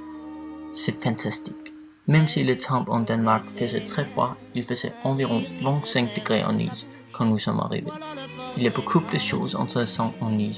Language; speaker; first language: French; non-native, learner; Danish